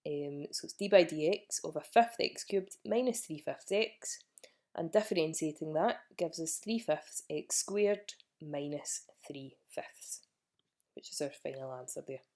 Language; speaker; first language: English; native; English